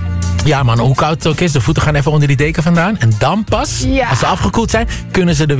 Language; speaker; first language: Dutch; native; Dutch